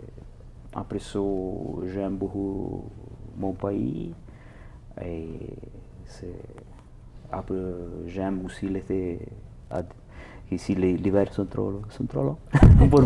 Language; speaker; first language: French; non-native, learner; Italian